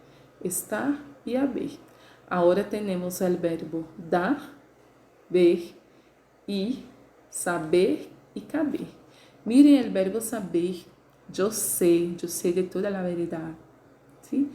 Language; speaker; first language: Spanish; non-native, learner; Portuguese